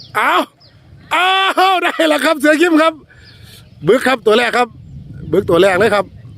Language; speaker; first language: Thai; native; Thai